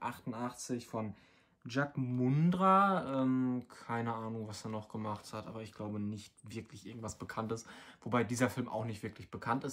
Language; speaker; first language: German; native; German